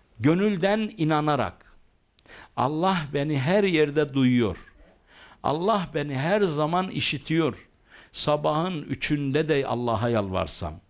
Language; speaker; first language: Turkish; native; Turkish